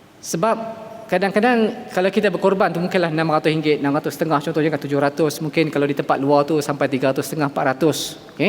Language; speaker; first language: Malay; native; Malay